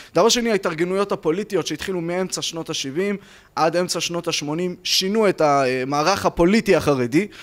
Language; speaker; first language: Hebrew; native; Hebrew